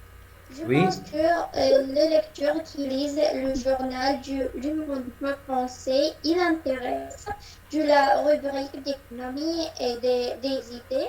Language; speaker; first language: French; non-native, learner; Arabic